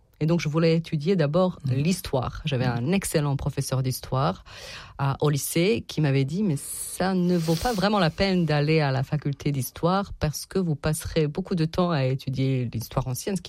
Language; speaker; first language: French; non-native, fluent; Serbian